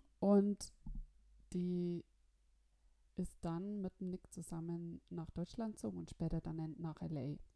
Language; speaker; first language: German; native; German